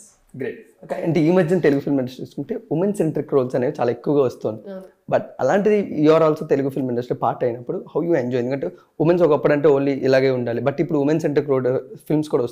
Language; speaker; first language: Telugu; native; Telugu